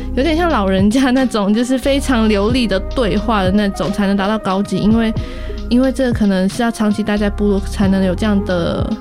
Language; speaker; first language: Chinese; non-native, local second language; Amis